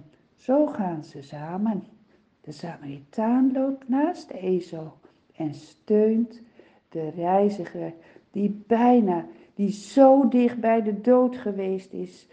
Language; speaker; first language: Dutch; native; Dutch